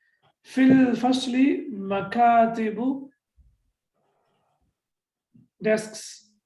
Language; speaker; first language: Arabic; non-native, fluent; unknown